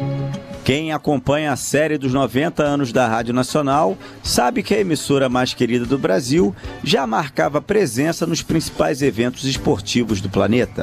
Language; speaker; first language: Portuguese; native; Portuguese